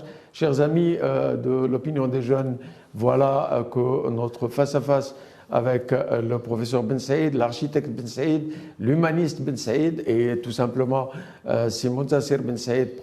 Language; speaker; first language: French; non-native, local second language; Arabic